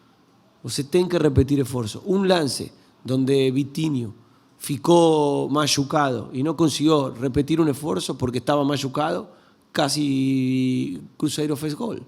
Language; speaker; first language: Portuguese; non-native, learner; Spanish